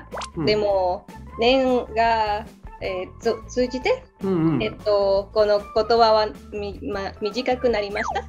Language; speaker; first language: Japanese; non-native, learner; Spanish